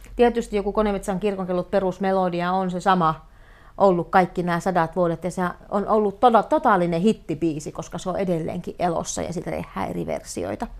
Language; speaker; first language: Finnish; native; Finnish